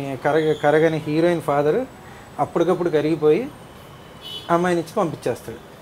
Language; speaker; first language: Telugu; native; Telugu